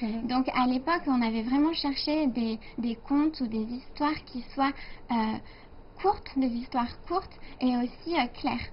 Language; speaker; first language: French; native; French